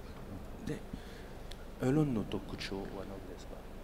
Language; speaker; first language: Japanese; non-native, fluent; French